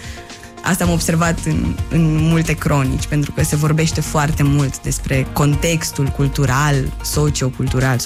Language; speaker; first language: Romanian; native; Romanian